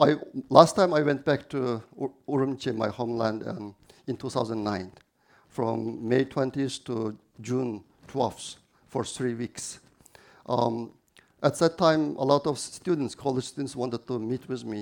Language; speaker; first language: English; non-native, fluent; Chinese